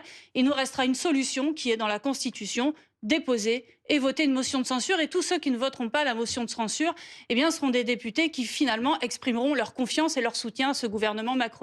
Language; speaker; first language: French; native; French